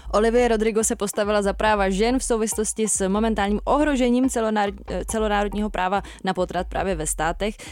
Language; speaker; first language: Czech; native; Czech